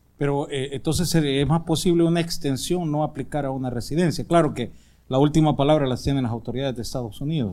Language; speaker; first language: Spanish; native; Spanish